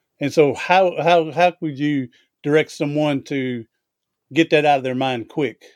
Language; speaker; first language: English; native; English